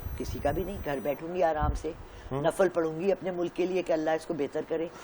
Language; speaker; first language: Urdu; non-native, local second language; Pashto